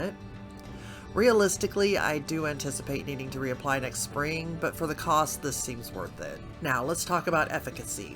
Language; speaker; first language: English; native; English